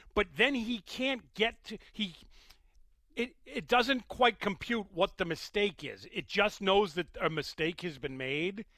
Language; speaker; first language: English; native; English